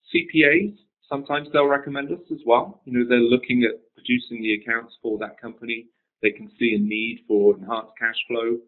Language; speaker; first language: English; native; English